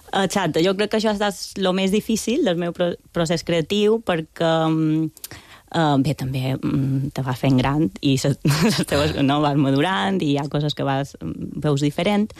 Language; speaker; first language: Catalan; non-native, local second language; Spanish